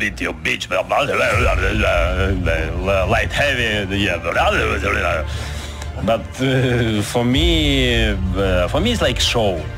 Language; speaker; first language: English; non-native, learner; Ukrainian